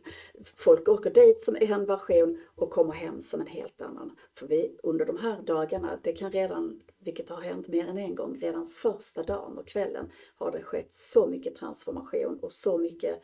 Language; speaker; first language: Swedish; native; Swedish